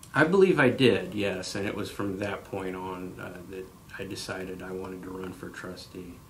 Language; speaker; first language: English; native; English